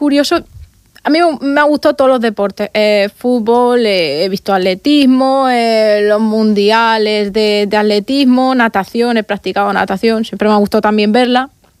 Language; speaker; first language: Spanish; native; Spanish